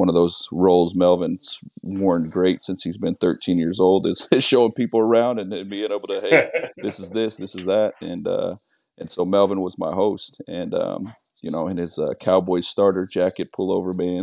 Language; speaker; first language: English; native; English